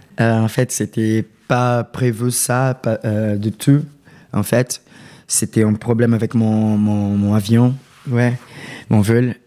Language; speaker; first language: French; non-native, learner; Portuguese